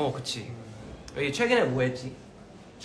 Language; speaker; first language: Korean; early bilingual, heritage; Korean